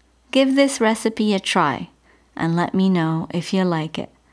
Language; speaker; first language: English; non-native, fluent; Arabic